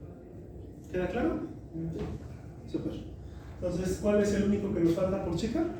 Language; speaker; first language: Spanish; native; Spanish